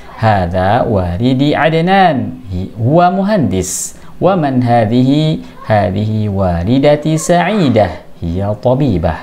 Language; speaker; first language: Arabic; non-native, fluent; Indonesian